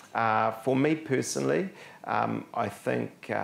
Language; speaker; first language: English; native; English